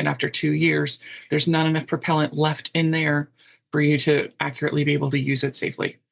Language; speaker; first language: English; native; English